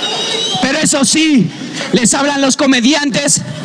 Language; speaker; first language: Spanish; native; Spanish